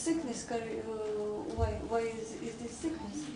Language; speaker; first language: English; non-native, learner; Russian